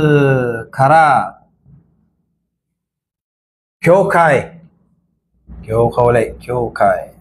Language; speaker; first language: Japanese; non-native, fluent; Filipino